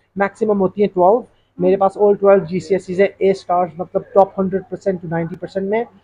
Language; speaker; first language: Hindi; early bilingual, heritage; Urdu